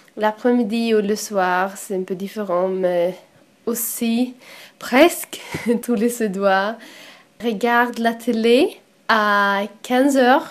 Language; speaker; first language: French; non-native, learner; Swedish